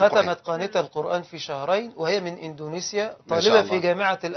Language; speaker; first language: Arabic; native; Arabic